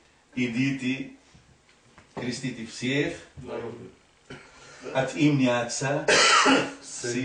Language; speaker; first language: Russian; non-native, fluent; Arabic